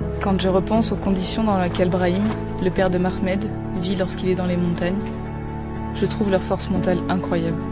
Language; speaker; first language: French; native; French